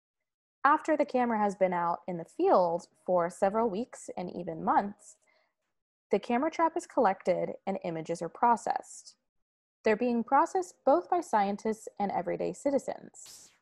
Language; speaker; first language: English; native; English